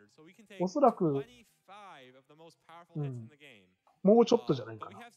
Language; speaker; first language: Japanese; native; Japanese